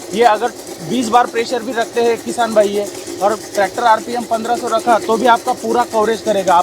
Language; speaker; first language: Hindi; non-native, local second language; Marathi